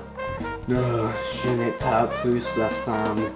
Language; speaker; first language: French; non-native, learner; English